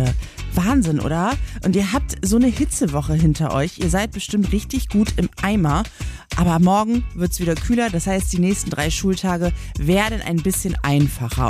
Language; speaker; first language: German; native; German